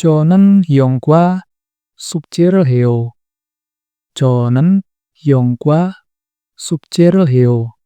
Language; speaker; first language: Korean; non-native, fluent; Indonesian